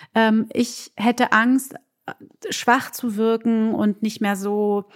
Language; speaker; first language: German; early bilingual, other home language; Portuguese